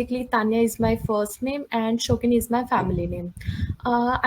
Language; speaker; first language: English; non-native, local second language; Hindi